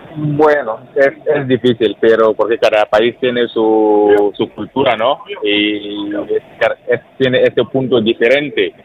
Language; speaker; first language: Spanish; non-native, fluent; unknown